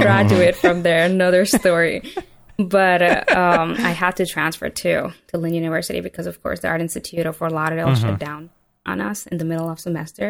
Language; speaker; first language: English; non-native, local second language; Urdu